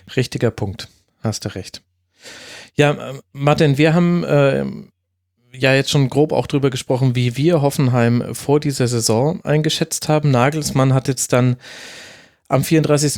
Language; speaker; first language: German; native; German